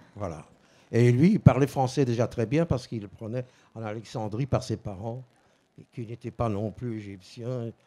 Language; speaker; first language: French; early bilingual, other home language; Dutch